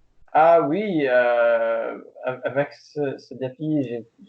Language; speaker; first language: French; non-native, learner; English